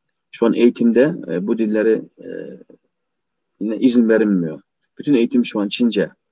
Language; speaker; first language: Turkish; non-native, fluent; Uyghur